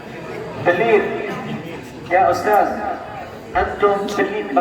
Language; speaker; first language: Indonesian; non-native, learner; Arabic